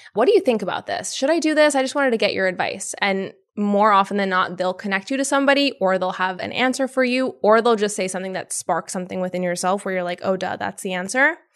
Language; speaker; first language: English; native; English